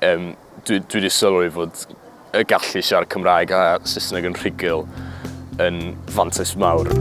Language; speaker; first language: Welsh; early bilingual, heritage; Cantonese